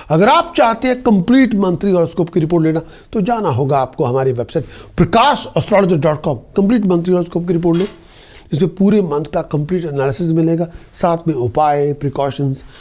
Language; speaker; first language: Hindi; native; Hindi